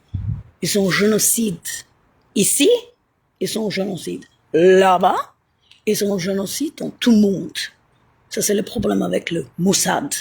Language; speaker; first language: French; non-native, fluent; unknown